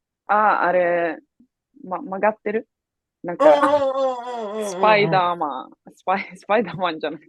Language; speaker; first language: Japanese; non-native, fluent; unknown